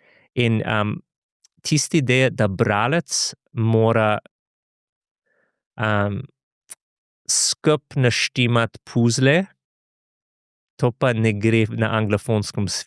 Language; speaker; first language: Slovenian; non-native, fluent; English